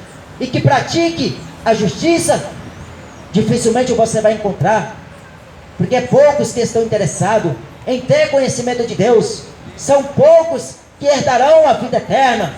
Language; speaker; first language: Portuguese; native; Portuguese